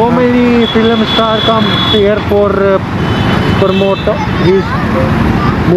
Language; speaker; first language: English; non-native, learner; Hindi